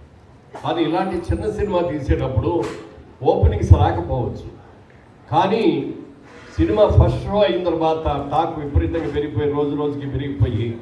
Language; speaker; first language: Telugu; native; Telugu